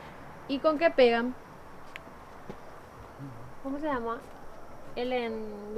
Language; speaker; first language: Spanish; native; Spanish